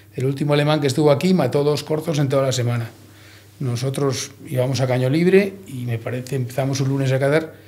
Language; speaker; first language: Spanish; native; Spanish